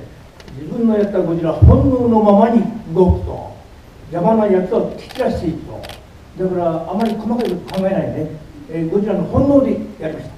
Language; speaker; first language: Japanese; native; Japanese